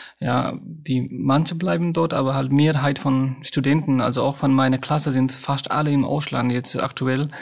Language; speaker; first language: German; non-native, fluent; Nepali